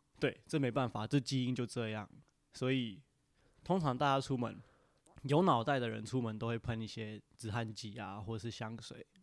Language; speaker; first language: Chinese; early bilingual, other home language; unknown